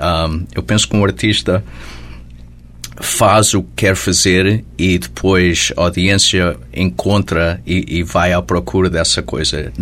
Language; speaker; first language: Portuguese; early bilingual, heritage; Portuguese